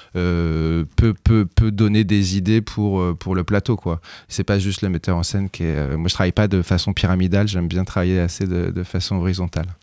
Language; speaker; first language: French; native; French